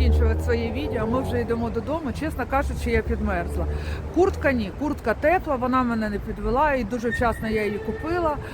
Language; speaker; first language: Ukrainian; non-native, local second language; Russian